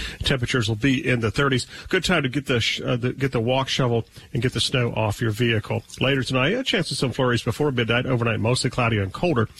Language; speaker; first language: English; native; English